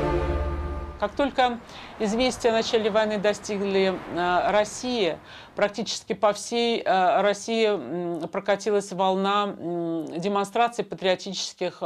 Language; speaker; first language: Russian; native; Russian